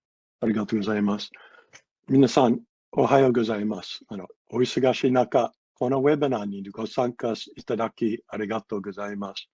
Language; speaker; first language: Japanese; non-native, fluent; English